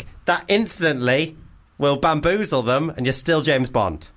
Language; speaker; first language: English; native; English